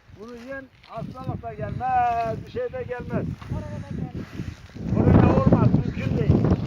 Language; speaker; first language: Turkish; native; Turkish